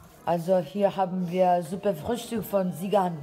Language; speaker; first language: German; non-native, learner; Russian